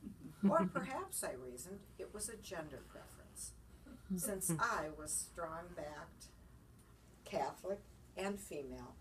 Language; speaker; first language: English; native; English